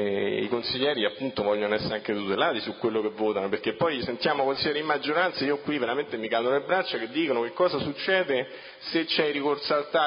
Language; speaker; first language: Italian; native; Italian